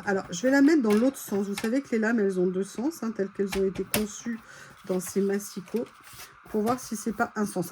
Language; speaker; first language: French; native; French